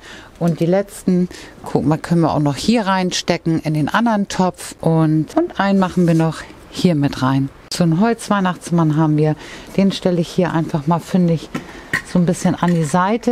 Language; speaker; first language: German; native; German